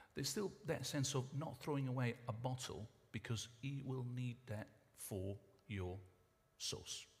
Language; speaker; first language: English; non-native, fluent; Italian